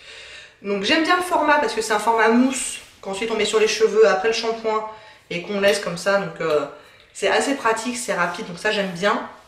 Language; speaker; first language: French; native; French